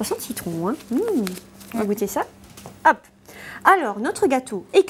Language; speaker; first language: French; native; French